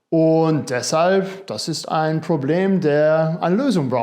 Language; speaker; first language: German; non-native, fluent; English